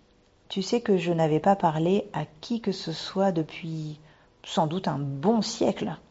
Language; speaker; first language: French; native; French